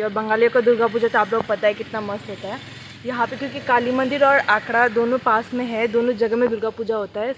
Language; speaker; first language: Hindi; native; Hindi